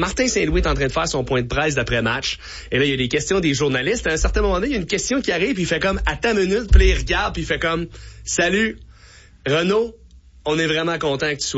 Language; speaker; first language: French; native; French